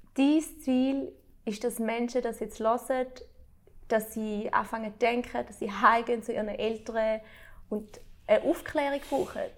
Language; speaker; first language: German; early bilingual, other home language; Albanian